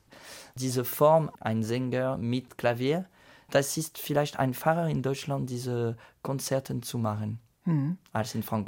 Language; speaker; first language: German; non-native, fluent; French